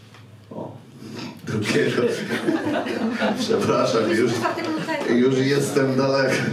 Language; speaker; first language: Polish; non-native, fluent; Ukrainian